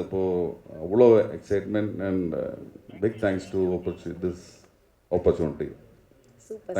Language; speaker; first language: Tamil; non-native, learner; Malayalam